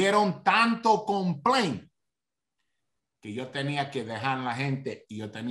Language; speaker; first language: Spanish; early bilingual, heritage; Spanish